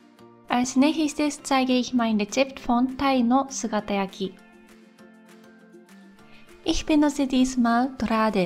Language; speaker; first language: German; non-native, fluent; Japanese